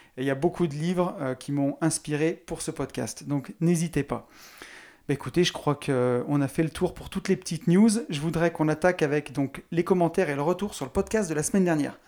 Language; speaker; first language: French; native; French